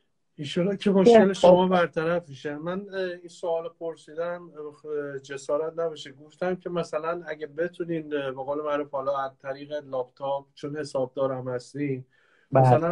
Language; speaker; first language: Persian; native; Persian